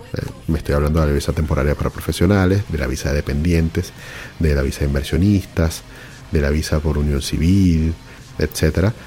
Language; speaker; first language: Spanish; native; Spanish